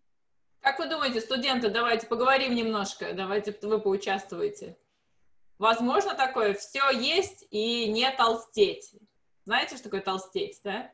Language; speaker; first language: Russian; native; Russian